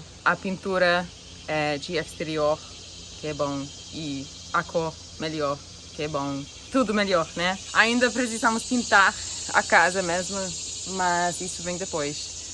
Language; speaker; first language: Portuguese; non-native, fluent; English